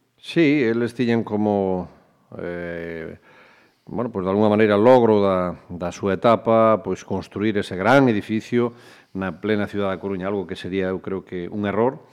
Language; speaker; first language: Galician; native; Galician